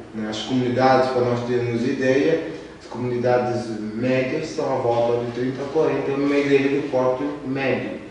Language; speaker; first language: Portuguese; native; Portuguese